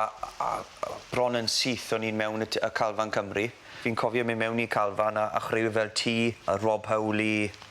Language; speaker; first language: Welsh; native; Welsh